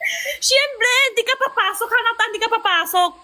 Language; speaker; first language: Filipino; non-native, learner; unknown